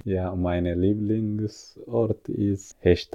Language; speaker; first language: German; non-native, learner; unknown